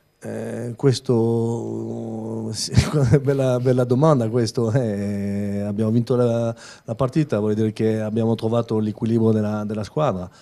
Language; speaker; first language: Italian; non-native, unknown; French